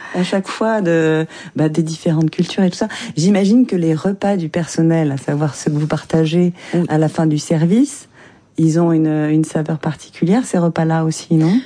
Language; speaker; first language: French; native; French